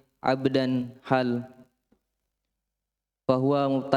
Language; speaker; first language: Arabic; non-native, learner; Indonesian